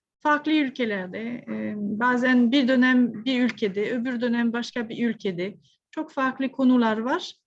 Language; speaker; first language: Turkish; non-native, fluent; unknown